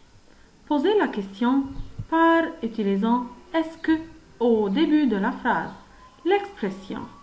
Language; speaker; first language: French; non-native, fluent; Arabic